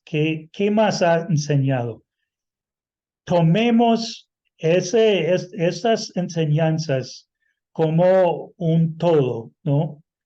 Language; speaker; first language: Spanish; non-native, fluent; English